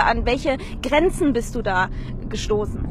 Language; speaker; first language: German; native; German